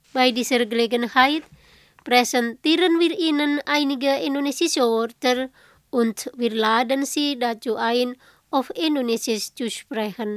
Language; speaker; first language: German; non-native, learner; Indonesian